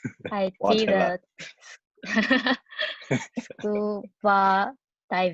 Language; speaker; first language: English; non-native, learner; Chinese